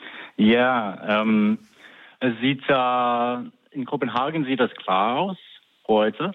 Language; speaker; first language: German; non-native, fluent; English